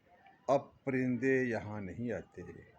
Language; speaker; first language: Urdu; native; Urdu